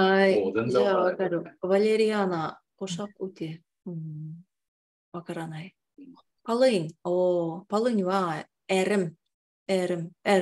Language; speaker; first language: Japanese; non-native, fluent; Tatar